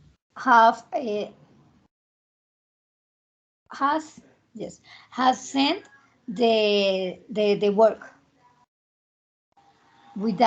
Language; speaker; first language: English; non-native, learner; Spanish